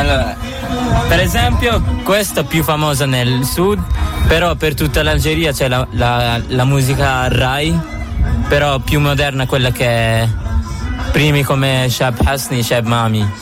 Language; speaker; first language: Italian; non-native, fluent; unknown